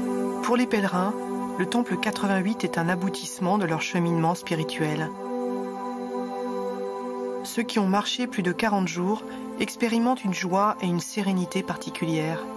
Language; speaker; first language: French; native; French